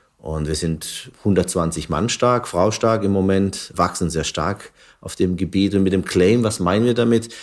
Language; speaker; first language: German; early bilingual, other home language; Turkish